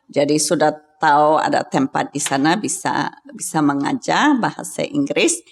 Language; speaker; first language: Indonesian; non-native, fluent; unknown